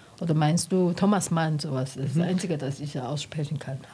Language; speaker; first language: German; non-native, learner; Chinese